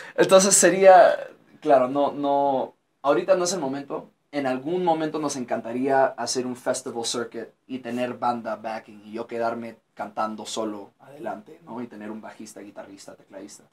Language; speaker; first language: Spanish; early bilingual, heritage; Spanish